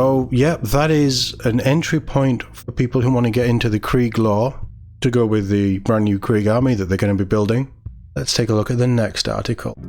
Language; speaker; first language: English; native; English